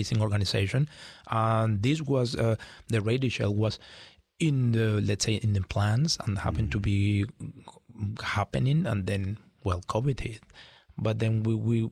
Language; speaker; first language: English; non-native, fluent; Spanish